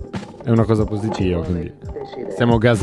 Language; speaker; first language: Italian; native; Italian